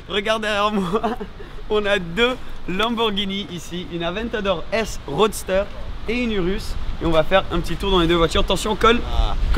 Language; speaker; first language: French; native; French